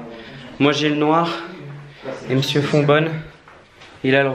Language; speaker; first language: French; native; French